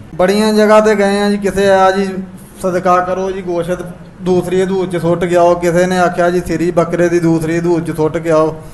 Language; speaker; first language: Punjabi; native; Punjabi